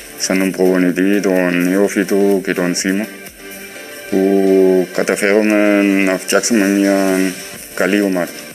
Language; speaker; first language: Greek; non-native, fluent; German